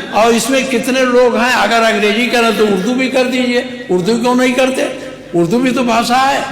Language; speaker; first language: Hindi; native; Hindi